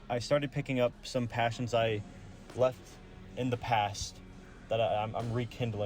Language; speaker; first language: English; native; English